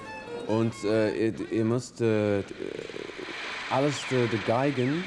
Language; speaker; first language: German; non-native, learner; English